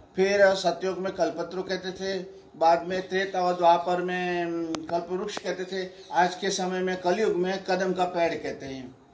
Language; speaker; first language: Hindi; non-native, local second language; Gujarati